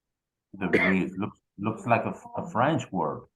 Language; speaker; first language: English; non-native, fluent; Spanish